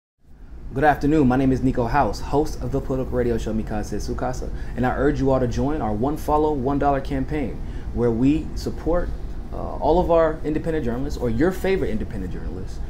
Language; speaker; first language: English; native; English